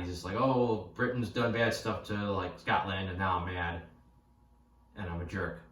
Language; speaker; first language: English; native; English